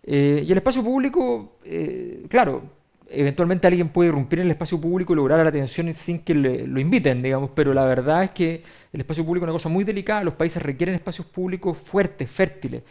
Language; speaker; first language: Spanish; native; Spanish